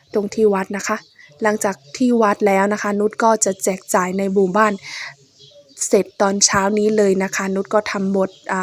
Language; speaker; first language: Thai; non-native, local second language; Shan